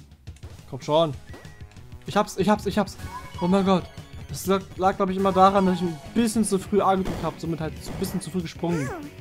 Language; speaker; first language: German; native; German